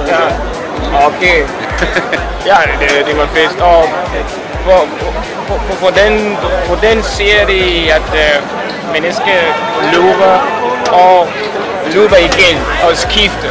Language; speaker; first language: Danish; non-native, learner; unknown